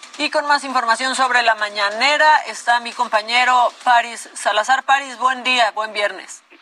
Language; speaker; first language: Spanish; native; Spanish